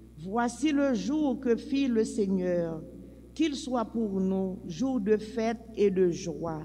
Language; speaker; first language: French; non-native, local second language; Haitian Creole